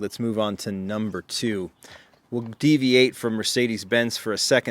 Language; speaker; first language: English; native; English